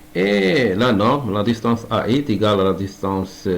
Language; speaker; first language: French; non-native, local second language; Arabic